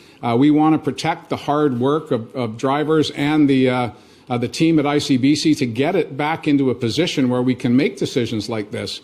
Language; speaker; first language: English; native; English